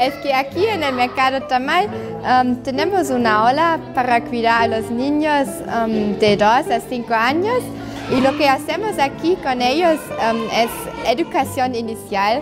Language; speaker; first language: Spanish; non-native, fluent; German